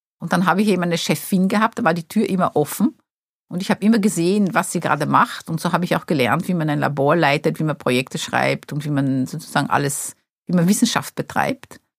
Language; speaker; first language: German; non-native, fluent; Portuguese